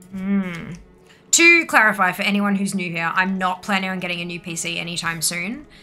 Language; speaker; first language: English; native; English